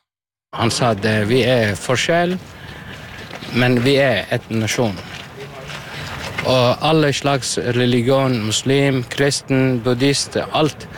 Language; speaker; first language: Norwegian; non-native, learner; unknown